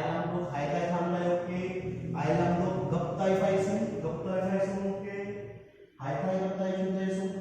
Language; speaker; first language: Vietnamese; non-native, learner; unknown